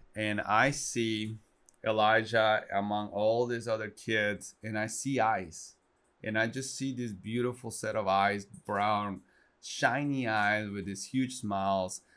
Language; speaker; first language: English; non-native, fluent; Spanish